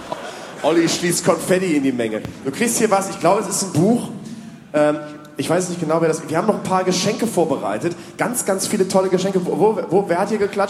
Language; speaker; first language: German; native; German